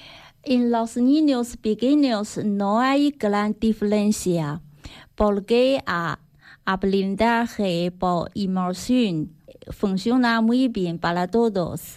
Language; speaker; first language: Spanish; non-native, learner; Chinese